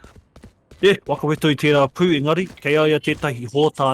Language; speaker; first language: Māori; non-native, local second language; English